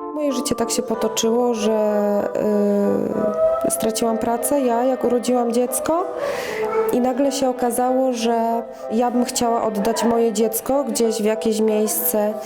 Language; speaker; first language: Polish; native; Polish